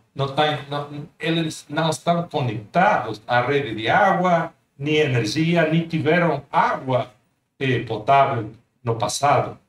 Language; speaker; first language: Portuguese; non-native, fluent; Spanish